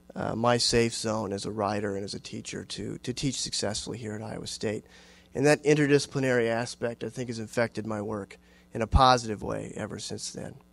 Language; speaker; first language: English; native; English